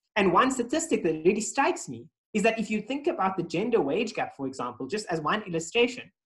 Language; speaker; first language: English; native; English